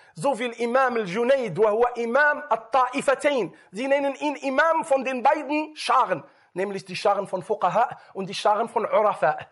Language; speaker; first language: German; non-native, fluent; Arabic